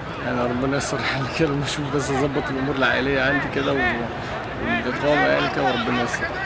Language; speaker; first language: Arabic; native; Arabic